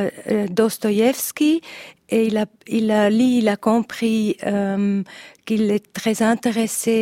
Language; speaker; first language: French; non-native, learner; Italian